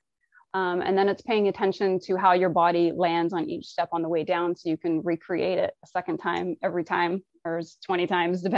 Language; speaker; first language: English; native; English